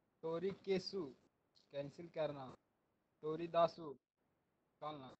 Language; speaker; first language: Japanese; non-native, learner; Hindi